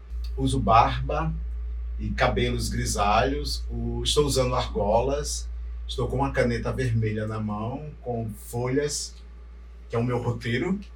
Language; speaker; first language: Portuguese; native; Portuguese